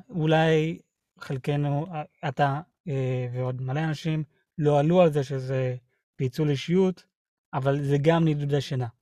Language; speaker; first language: Hebrew; early bilingual, other home language; English